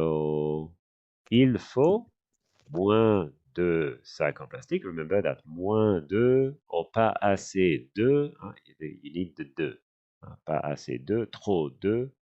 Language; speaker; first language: French; non-native, fluent; English